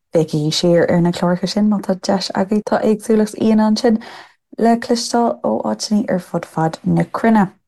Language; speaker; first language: Irish; non-native, local second language; English